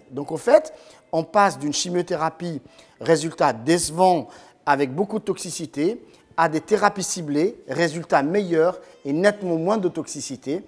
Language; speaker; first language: French; non-native, local second language; Arabic